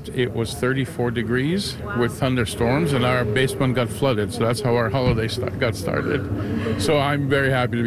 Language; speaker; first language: English; native; English